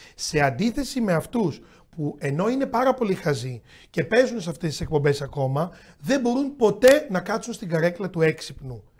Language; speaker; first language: Greek; native; Greek